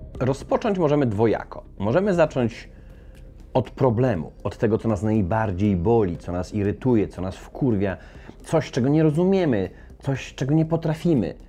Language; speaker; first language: Polish; native; Polish